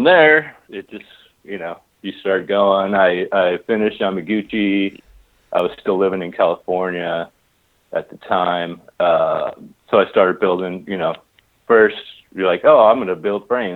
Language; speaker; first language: English; native; English